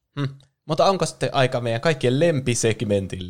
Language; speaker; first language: Finnish; native; Finnish